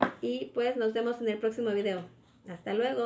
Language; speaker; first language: Spanish; native; Spanish